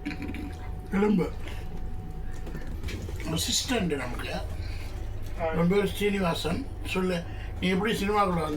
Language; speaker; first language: Tamil; native; Tamil